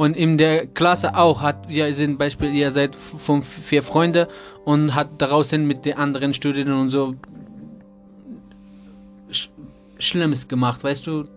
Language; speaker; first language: German; non-native, learner; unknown